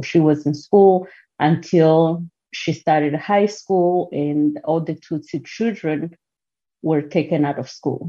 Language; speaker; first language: English; non-native, local second language; Kinyarwanda